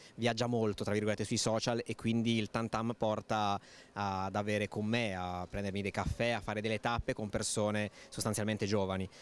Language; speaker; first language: Italian; native; Italian